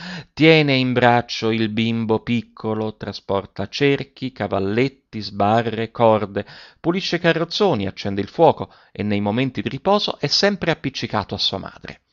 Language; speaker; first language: Italian; native; Italian